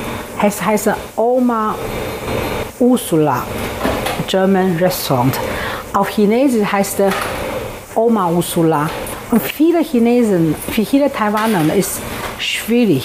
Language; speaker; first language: German; non-native, fluent; Chinese